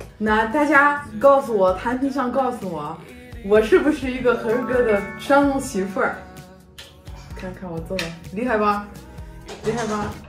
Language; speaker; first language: Chinese; non-native, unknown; French